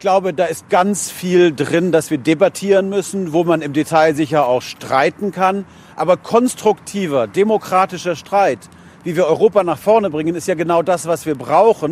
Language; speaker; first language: German; native; German